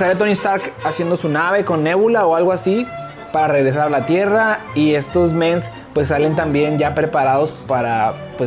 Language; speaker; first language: Spanish; native; Spanish